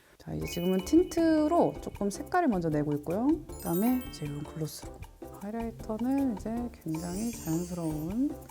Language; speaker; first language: Korean; native; Korean